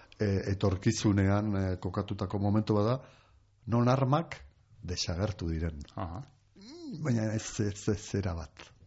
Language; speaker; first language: Basque; non-native, local second language; Spanish